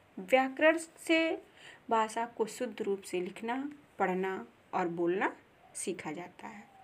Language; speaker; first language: Hindi; native; Hindi